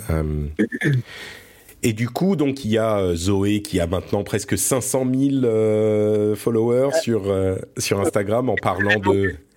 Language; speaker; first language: French; early bilingual, other home language; Arabic